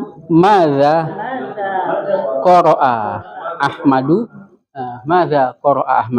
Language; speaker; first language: Arabic; non-native, fluent; Indonesian